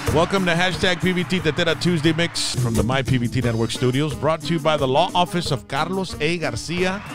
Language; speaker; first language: English; early bilingual, other home language; Spanish